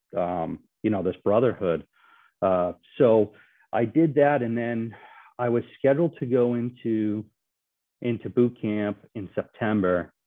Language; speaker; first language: English; native; English